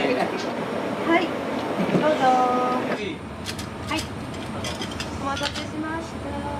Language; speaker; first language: Japanese; native; Japanese